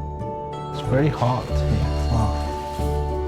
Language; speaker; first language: English; non-native, fluent; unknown